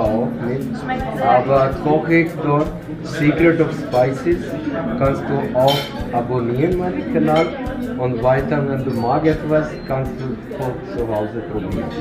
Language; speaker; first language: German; non-native, learner; Urdu